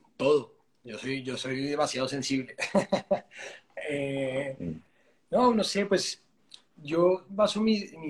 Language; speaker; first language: Spanish; native; Spanish